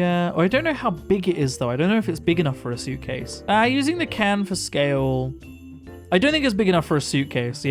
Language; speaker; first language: English; native; English